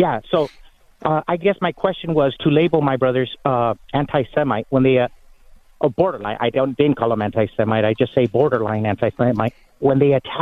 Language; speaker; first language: English; non-native, fluent; Spanish